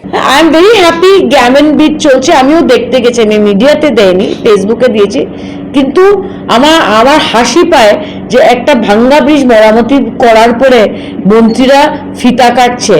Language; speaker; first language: Bangla; native; Bangla